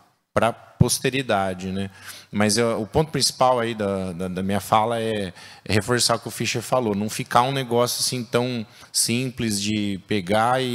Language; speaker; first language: Portuguese; native; Portuguese